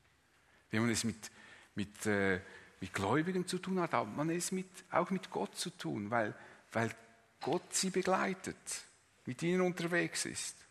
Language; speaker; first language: German; native; German